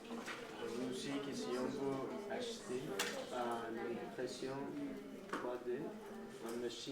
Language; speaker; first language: French; non-native, learner; English